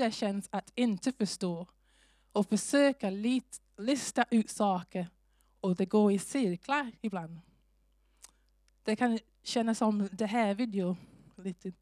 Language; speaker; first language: Swedish; non-native, fluent; English